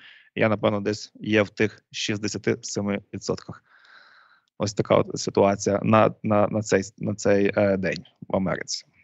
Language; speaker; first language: Ukrainian; native; Ukrainian